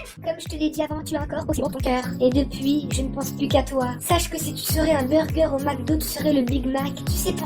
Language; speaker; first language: French; native; French